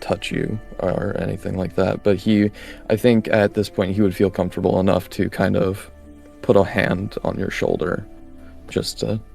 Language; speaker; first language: English; native; English